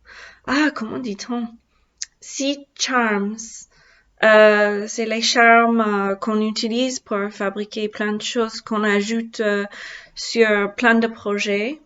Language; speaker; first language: French; non-native, learner; English